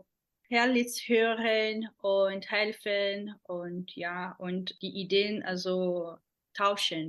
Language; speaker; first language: German; non-native, fluent; Portuguese